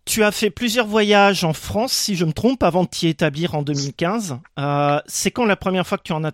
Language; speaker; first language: French; native; French